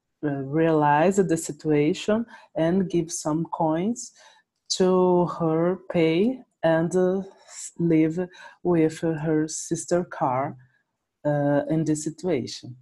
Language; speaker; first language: English; non-native, learner; Portuguese